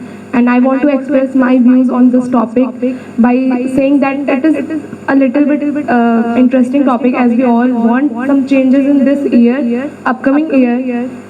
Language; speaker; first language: English; non-native, learner; Hindi